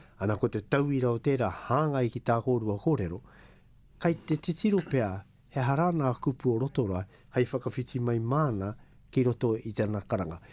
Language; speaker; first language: Māori; native; Māori